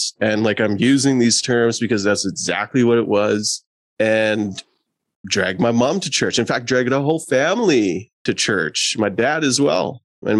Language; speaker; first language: English; native; English